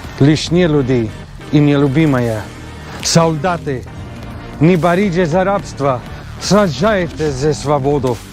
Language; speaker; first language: Russian; non-native, learner; English